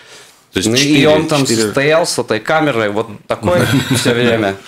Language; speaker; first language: Russian; non-native, fluent; Latvian